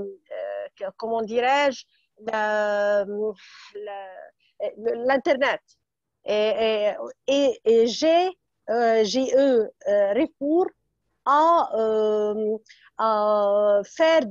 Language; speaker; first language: French; non-native, fluent; Arabic